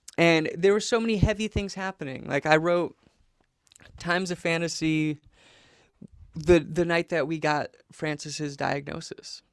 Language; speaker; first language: English; native; English